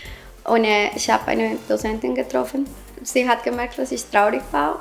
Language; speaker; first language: German; non-native, fluent; Spanish